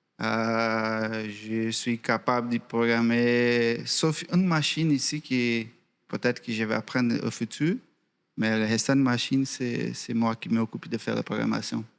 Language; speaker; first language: French; non-native, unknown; Portuguese